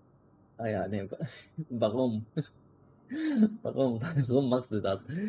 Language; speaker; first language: German; non-native, learner; English